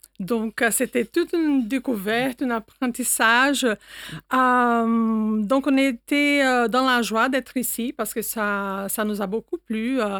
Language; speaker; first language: French; non-native, fluent; Portuguese